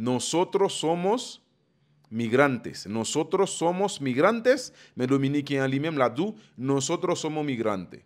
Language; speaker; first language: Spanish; non-native, fluent; Haitian Creole